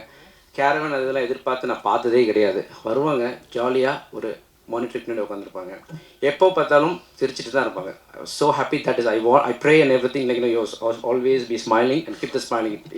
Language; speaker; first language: Tamil; native; Tamil